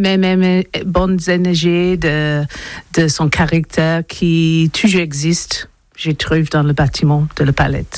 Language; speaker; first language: French; non-native, learner; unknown